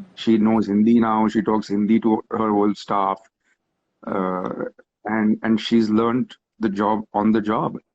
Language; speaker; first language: English; non-native, local second language; Hindi